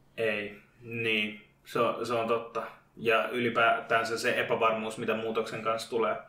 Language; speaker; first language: Finnish; native; Finnish